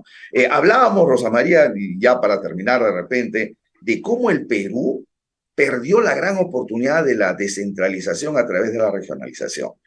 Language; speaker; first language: Spanish; native; Spanish